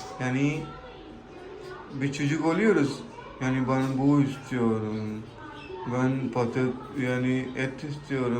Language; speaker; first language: Turkish; non-native, learner; Urdu